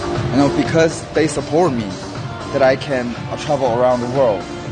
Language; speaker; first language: English; non-native, learner; Korean